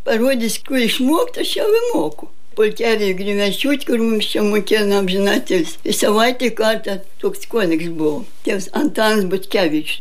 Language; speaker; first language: Lithuanian; native; Lithuanian